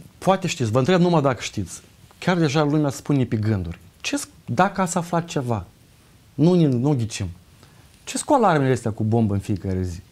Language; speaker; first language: Romanian; native; Romanian